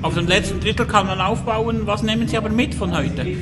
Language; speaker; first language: German; native; German